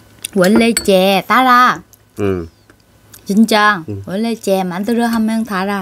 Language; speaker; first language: Korean; non-native, learner; Vietnamese